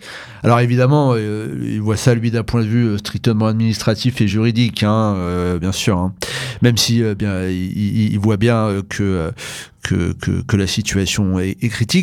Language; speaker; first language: French; native; French